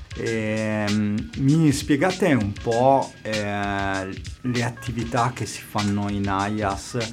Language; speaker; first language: Italian; native; Italian